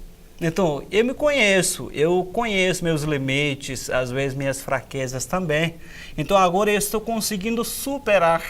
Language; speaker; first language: Portuguese; non-native, fluent; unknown